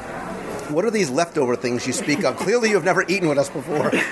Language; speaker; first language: English; native; English